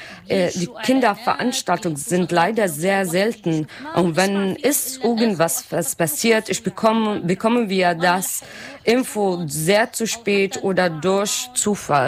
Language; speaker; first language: German; non-native, learner; Arabic